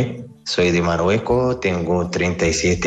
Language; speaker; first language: Spanish; non-native, learner; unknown